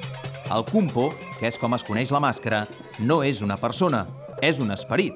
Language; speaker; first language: Catalan; native; Catalan